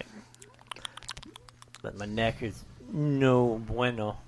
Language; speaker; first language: English; native; English